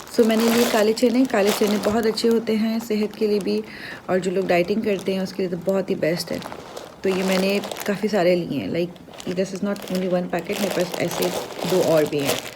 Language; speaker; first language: Urdu; native; Urdu